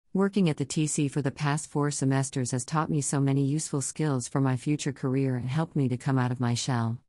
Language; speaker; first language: English; native; English